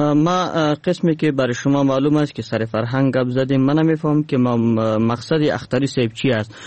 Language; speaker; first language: Persian; non-native, local second language; Pashto